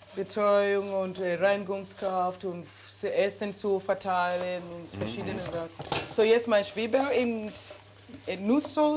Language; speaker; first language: German; non-native, learner; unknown